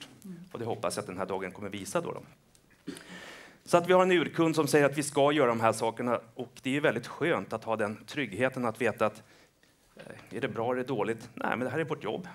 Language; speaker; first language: Swedish; native; Swedish